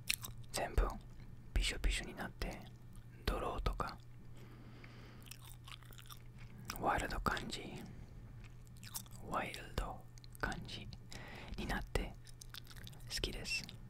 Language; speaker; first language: Japanese; non-native, learner; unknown